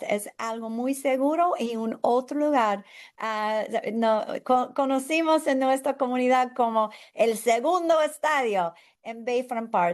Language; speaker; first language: Spanish; non-native, learner; English